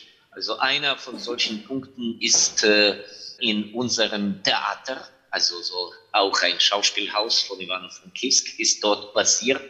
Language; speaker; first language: German; non-native, fluent; Ukrainian